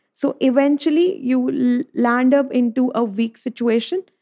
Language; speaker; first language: English; non-native, local second language; Hindi